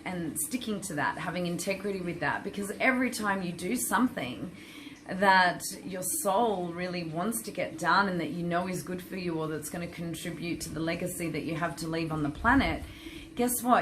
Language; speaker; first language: English; native; English